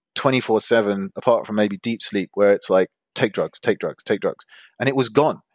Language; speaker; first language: English; native; English